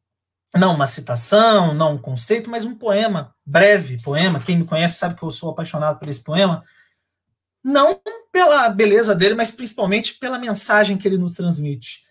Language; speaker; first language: Portuguese; native; Portuguese